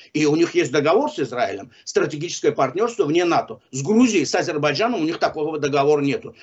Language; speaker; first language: Russian; non-native, local second language; Azerbaijani